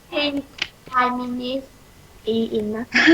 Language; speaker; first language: English; non-native, learner; Vietnamese